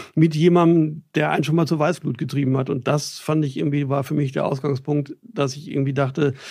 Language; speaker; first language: German; native; German